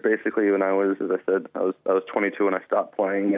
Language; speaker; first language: English; native; English